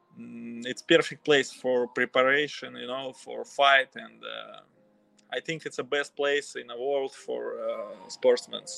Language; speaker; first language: English; non-native, learner; Russian